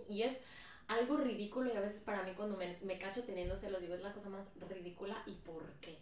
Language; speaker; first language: Spanish; early bilingual, heritage; Spanish